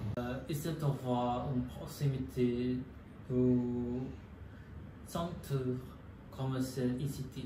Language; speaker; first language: French; non-native, learner; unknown